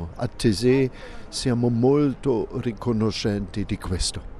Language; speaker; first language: Italian; non-native, fluent; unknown